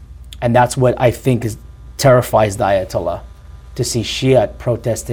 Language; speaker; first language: English; non-native, fluent; Arabic